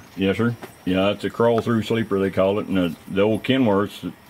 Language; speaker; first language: English; native; English